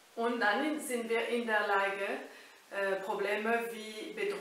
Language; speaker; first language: German; non-native, fluent; French